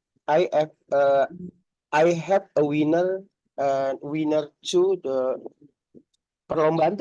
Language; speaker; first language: English; non-native, learner; Indonesian